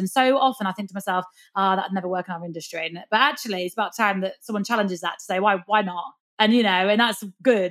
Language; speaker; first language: English; native; English